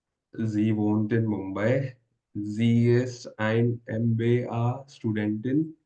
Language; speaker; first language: German; non-native, learner; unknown